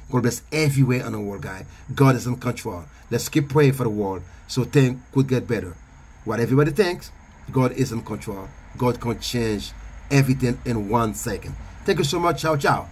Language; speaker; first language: English; non-native, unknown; Haitian Creole